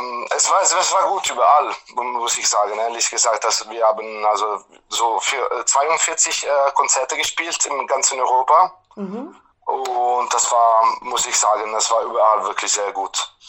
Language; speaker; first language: German; non-native, fluent; Italian